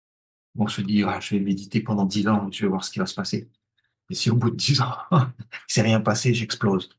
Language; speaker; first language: French; native; French